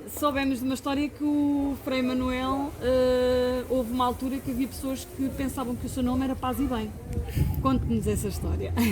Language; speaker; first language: Portuguese; native; Portuguese